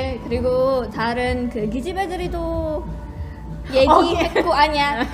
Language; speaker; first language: Korean; non-native, learner; Indonesian